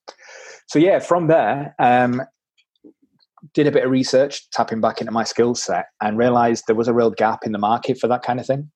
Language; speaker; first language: English; native; English